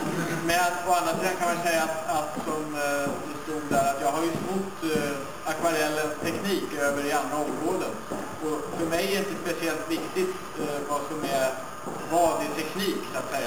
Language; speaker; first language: Swedish; native; Swedish